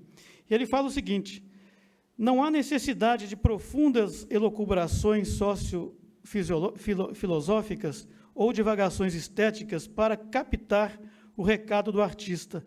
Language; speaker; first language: Portuguese; native; Portuguese